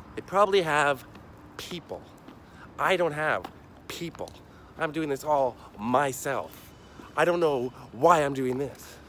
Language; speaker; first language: English; native; English